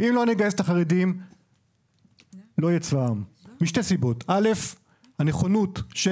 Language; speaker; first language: Hebrew; native; Hebrew